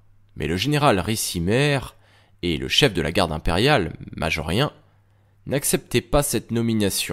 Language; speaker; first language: French; native; French